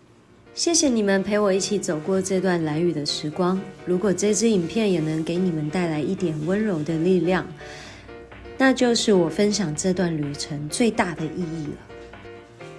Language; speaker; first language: Chinese; native; Chinese